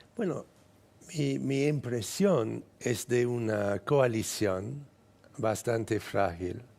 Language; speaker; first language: Spanish; non-native, fluent; English